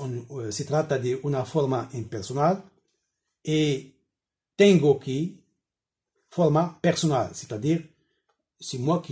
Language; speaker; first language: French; non-native, local second language; Arabic